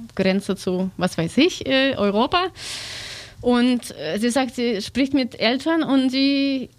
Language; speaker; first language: German; non-native, fluent; Russian